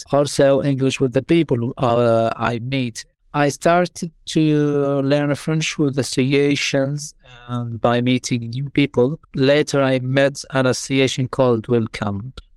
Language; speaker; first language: English; non-native, fluent; Arabic